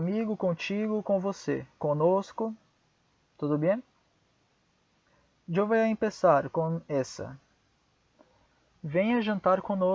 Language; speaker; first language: Portuguese; non-native, fluent; Spanish